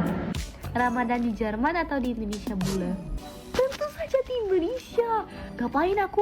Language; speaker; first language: Indonesian; non-native, fluent; German